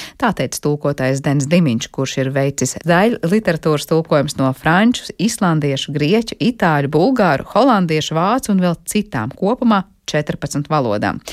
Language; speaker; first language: Latvian; native; Latvian